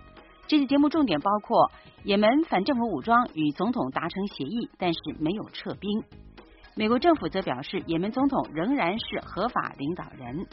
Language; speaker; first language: Chinese; native; Chinese